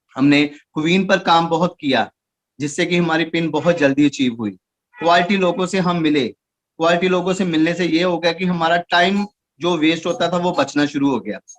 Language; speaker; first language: Hindi; non-native, local second language; Punjabi